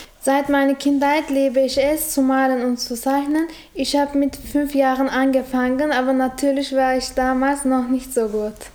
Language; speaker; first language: German; non-native, learner; Turkish